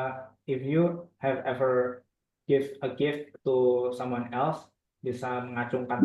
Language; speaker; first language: English; non-native, fluent; Indonesian